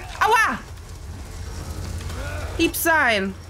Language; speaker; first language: German; native; German